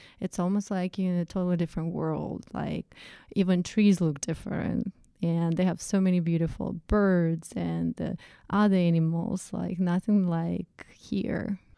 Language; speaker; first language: English; non-native, fluent; Russian